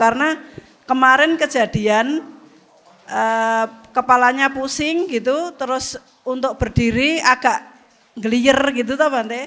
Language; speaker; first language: Indonesian; non-native, local second language; Javanese